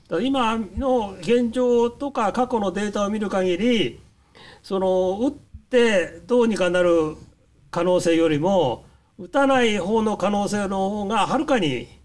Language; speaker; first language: Japanese; early bilingual, heritage; Japanese